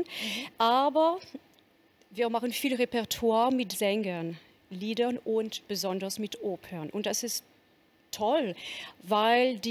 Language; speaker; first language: German; non-native, fluent; French